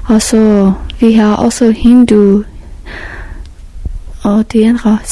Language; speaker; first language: Danish; non-native, learner; Persian